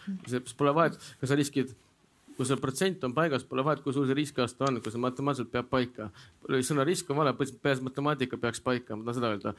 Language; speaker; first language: Estonian; non-native, local second language; Russian